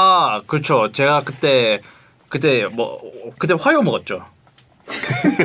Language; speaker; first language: Korean; native; Korean